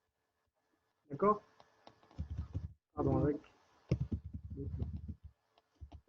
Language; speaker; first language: French; non-native, fluent; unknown